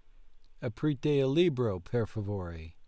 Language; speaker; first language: Italian; non-native, learner; English